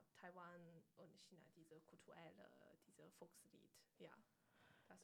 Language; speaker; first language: German; non-native, learner; Chinese